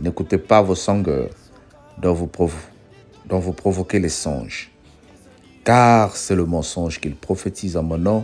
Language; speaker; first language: French; non-native, local second language; Lingala